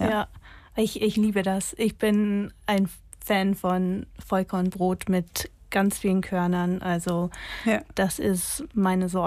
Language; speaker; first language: German; non-native, fluent; English